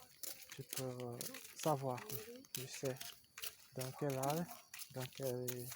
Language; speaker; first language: French; non-native, learner; Portuguese